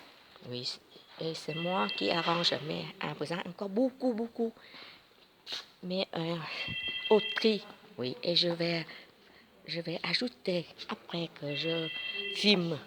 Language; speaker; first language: French; non-native, learner; Vietnamese